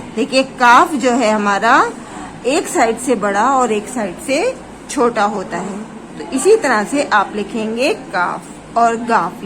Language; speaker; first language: Hindi; native; Hindi